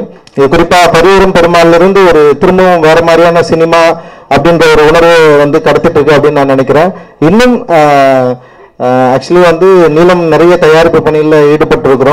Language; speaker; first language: Tamil; native; Tamil